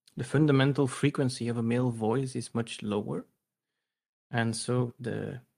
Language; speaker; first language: English; non-native, fluent; Dutch